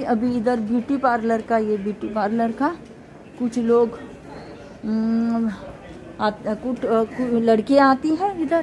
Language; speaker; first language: Hindi; non-native, local second language; Marathi